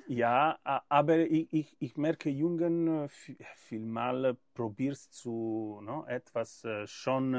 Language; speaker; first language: German; non-native, learner; Italian